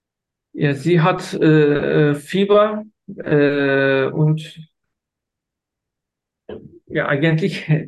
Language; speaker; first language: German; non-native, learner; Turkish